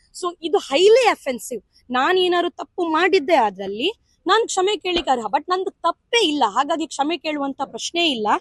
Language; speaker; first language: Kannada; non-native, local second language; Tulu